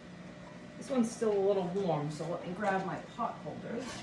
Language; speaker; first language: English; native; English